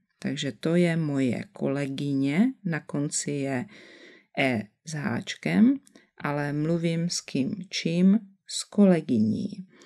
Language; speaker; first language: Czech; native; Czech